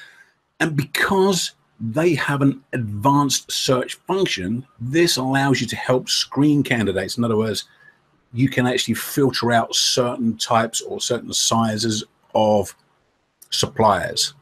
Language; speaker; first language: English; native; English